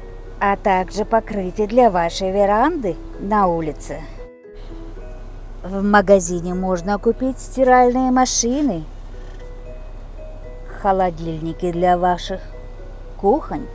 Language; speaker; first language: Russian; non-native, local second language; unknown